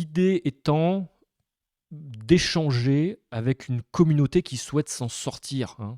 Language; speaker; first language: French; native; French